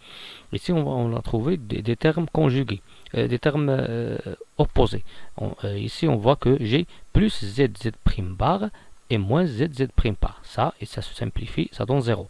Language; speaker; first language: French; non-native, local second language; Arabic